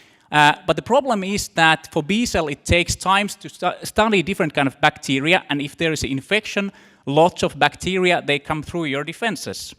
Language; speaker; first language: English; non-native, fluent; Finnish